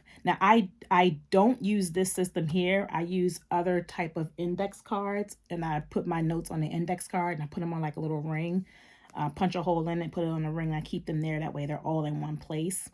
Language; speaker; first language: English; native; English